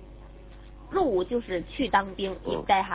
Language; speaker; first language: Chinese; native; Chinese